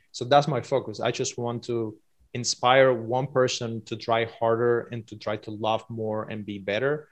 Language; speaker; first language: English; non-native, fluent; Spanish